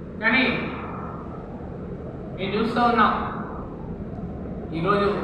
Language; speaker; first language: Telugu; native; Telugu